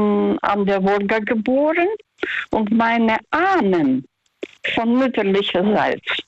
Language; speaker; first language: German; non-native, learner; Russian